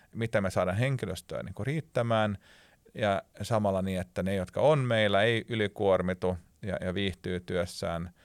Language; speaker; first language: Finnish; non-native, local second language; Swedish